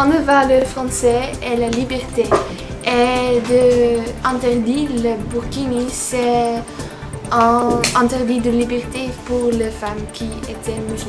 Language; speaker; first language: French; non-native, learner; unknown